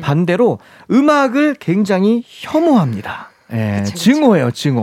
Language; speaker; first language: Korean; native; Korean